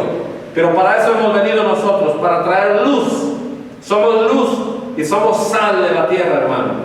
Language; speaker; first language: Spanish; native; Spanish